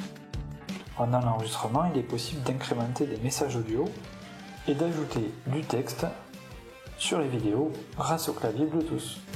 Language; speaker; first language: French; native; French